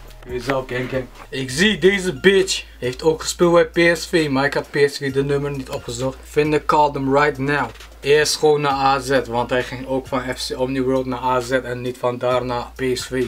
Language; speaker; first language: Dutch; native; Dutch